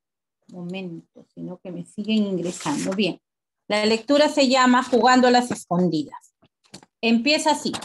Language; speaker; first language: Spanish; native; Spanish